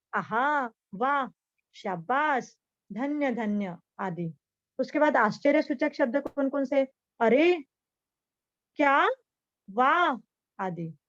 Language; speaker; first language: Hindi; non-native, local second language; Marathi